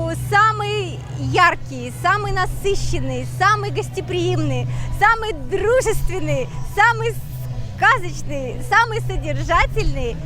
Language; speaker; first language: Russian; native; Russian